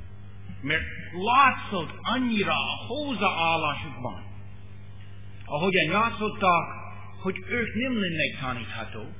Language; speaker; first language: Hungarian; non-native, learner; English